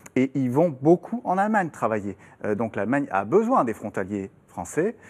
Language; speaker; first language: French; non-native, fluent; German